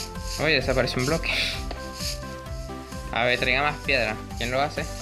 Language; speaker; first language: Spanish; native; Spanish